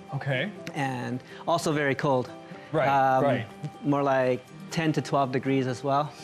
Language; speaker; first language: English; native; English